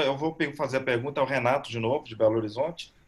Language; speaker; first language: Portuguese; native; Portuguese